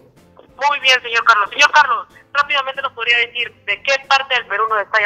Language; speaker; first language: Spanish; native; Spanish